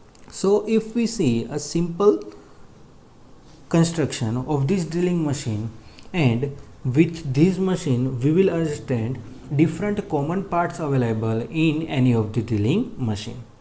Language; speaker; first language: English; non-native, local second language; Gujarati